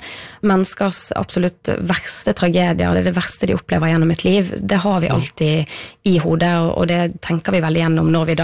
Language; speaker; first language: Norwegian; native; Norwegian